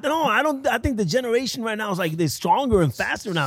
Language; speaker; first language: English; early bilingual, other home language; Spanish